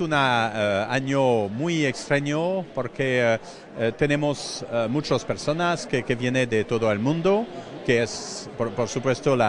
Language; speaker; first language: Spanish; non-native, fluent; French